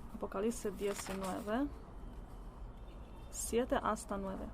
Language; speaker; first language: Spanish; non-native, learner; Italian